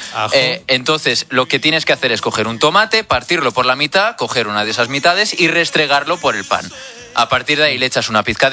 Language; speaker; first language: Spanish; non-native, local second language; Catalan